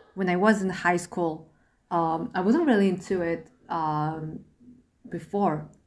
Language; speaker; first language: English; non-native, fluent; French